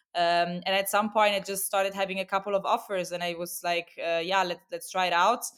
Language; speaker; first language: English; non-native, fluent; Italian